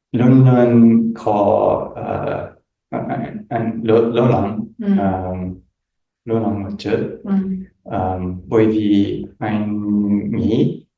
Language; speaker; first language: Vietnamese; non-native, learner; English